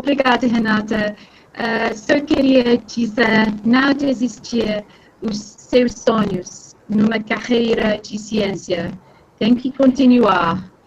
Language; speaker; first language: Portuguese; non-native, fluent; English